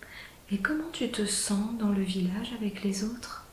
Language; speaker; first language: French; native; French